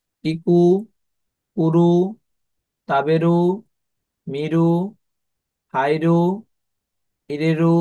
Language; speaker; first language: Japanese; non-native, fluent; Bangla